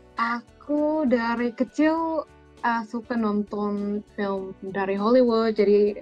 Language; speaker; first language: Indonesian; early bilingual, heritage; Indonesian